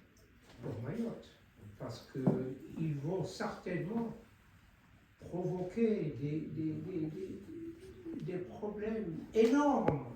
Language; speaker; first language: French; non-native, local second language; Comorian